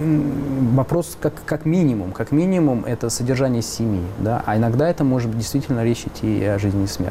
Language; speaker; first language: Russian; native; Russian